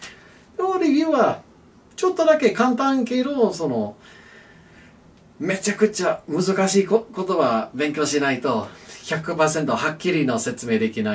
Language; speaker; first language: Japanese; non-native, learner; English